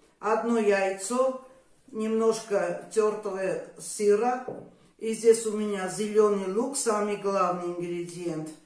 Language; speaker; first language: Russian; non-native, fluent; Armenian